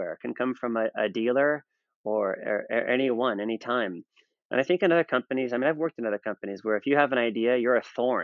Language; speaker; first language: English; native; English